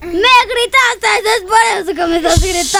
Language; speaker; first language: Spanish; early bilingual, other home language; French